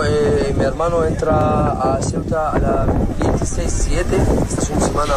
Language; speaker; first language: Spanish; non-native, learner; Arabic